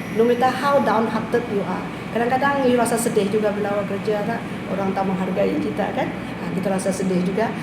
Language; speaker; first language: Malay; non-native, local second language; Iban